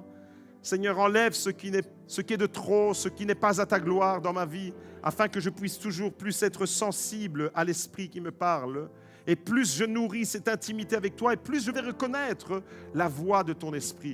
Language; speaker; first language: French; native; French